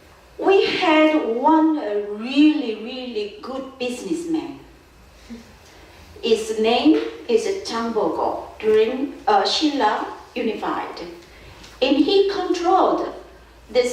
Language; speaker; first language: English; non-native, fluent; Korean